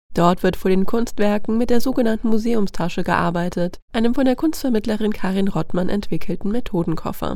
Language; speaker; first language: German; native; German